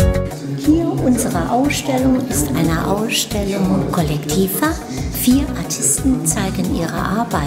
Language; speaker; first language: German; non-native, fluent; Spanish